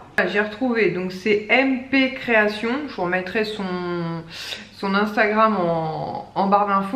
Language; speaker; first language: French; native; French